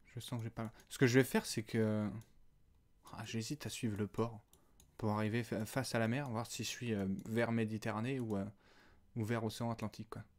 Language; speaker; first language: French; native; French